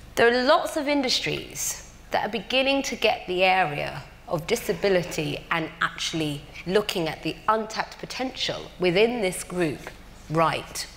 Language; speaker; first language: English; native; English